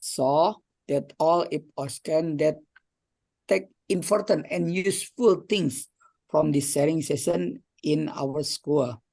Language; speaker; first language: English; non-native, fluent; Indonesian